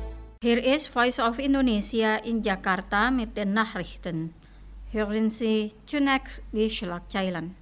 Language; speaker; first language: German; non-native, fluent; Indonesian